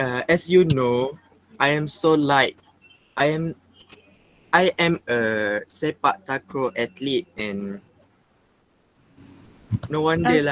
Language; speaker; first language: English; non-native, local second language; Malay